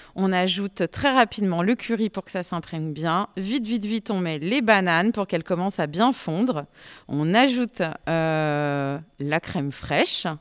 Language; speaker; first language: French; native; French